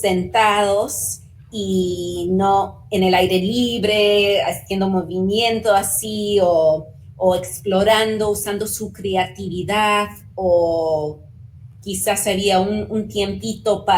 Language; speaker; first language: Spanish; early bilingual, heritage; Spanish